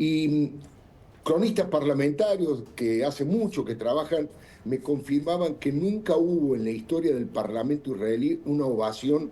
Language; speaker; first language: Spanish; native; Spanish